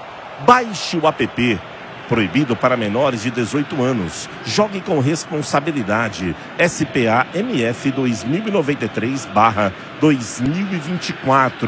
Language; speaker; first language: Portuguese; native; Portuguese